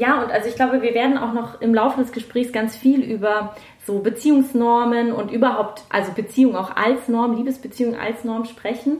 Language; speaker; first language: German; native; German